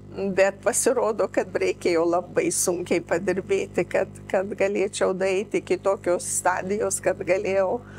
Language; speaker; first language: Lithuanian; early bilingual, heritage; Lithuanian